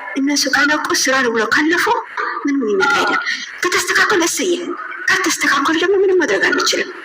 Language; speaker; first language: Amharic; non-native, local second language; Tigrinya